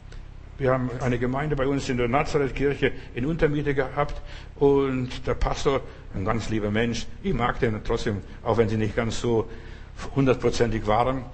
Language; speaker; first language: German; non-native, fluent; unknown